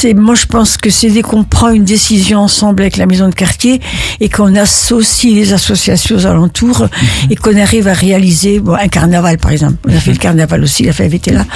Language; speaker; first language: French; early bilingual, other home language; Italian